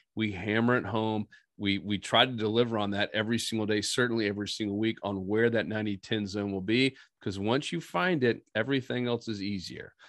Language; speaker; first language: English; native; English